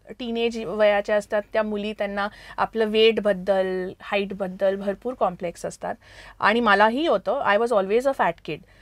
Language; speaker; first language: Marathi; early bilingual, heritage; Marathi